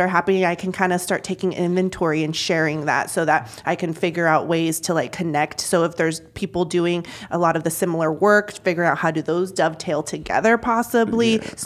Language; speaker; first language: English; native; English